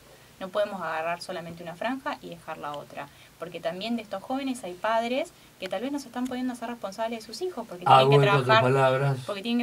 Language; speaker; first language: Spanish; native; Spanish